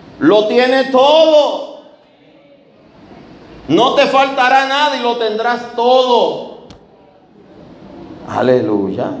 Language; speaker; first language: Spanish; native; Spanish